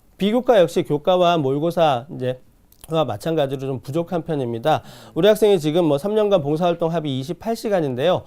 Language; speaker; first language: Korean; native; Korean